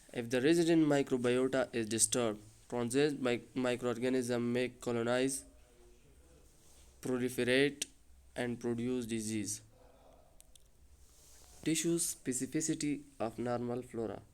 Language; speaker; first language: English; non-native, local second language; Urdu